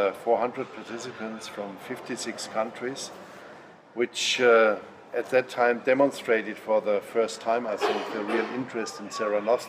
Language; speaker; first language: English; non-native, fluent; German